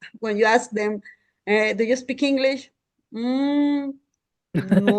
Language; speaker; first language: English; non-native, learner; Spanish